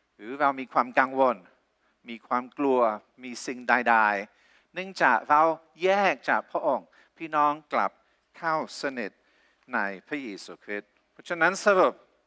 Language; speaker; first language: Thai; non-native, fluent; English